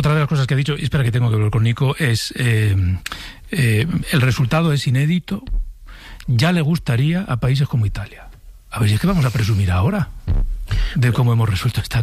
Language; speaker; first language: Spanish; native; Spanish